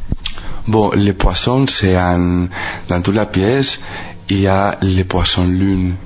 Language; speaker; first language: French; non-native, fluent; Spanish